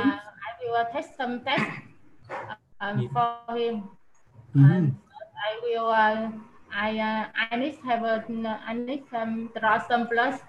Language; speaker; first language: English; non-native, learner; Vietnamese